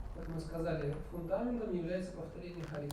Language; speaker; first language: Russian; native; Russian